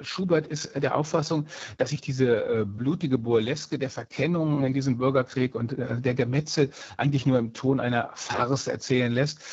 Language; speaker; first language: German; native; German